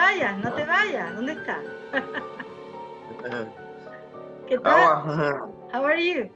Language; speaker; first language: Spanish; native; Spanish